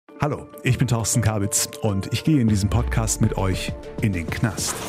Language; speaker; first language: German; native; German